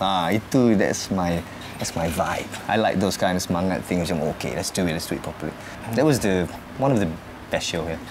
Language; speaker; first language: English; early bilingual, heritage; English